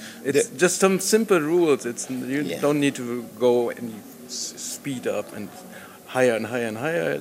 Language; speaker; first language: English; non-native, fluent; German